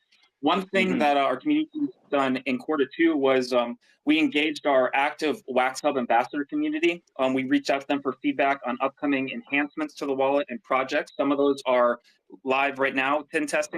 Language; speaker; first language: English; native; English